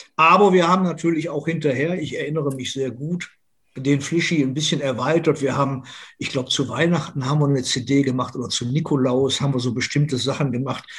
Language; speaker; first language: German; native; German